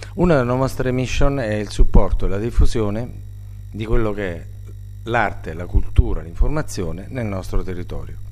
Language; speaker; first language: Italian; native; Italian